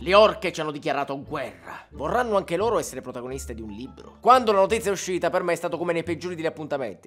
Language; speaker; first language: Italian; native; Italian